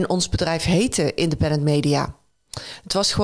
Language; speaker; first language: Dutch; native; Dutch